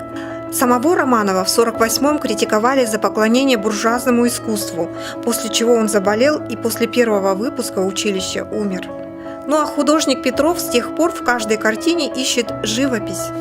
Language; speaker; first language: Russian; native; Russian